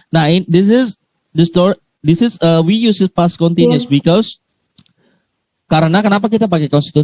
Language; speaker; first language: English; non-native, learner; Indonesian